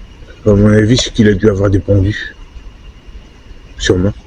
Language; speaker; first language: French; native; French